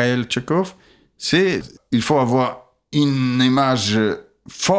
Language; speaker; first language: French; non-native, fluent; Russian